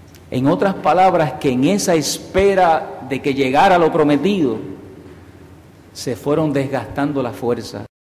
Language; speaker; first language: Spanish; native; Spanish